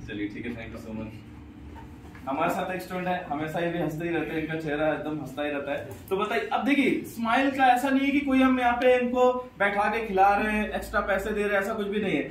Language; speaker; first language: Hindi; native; Hindi